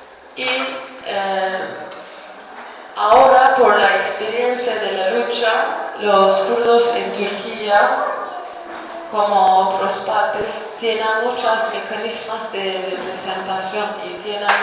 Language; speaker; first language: Spanish; non-native, fluent; Kurdish